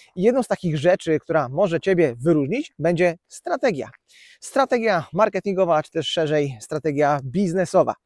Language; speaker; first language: Polish; native; Polish